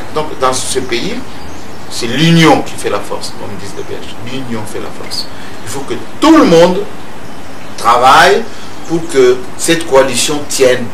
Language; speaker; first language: French; non-native, local second language; Luba-Lulua